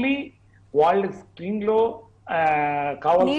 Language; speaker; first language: Telugu; non-native, learner; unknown